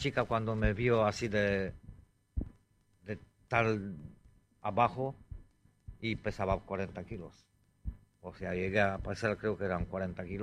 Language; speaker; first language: Spanish; non-native, fluent; Romanian